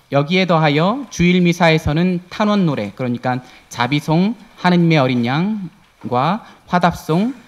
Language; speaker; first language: Korean; native; Korean